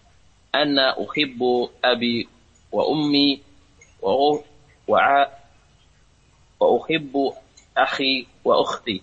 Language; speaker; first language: Arabic; non-native, learner; Indonesian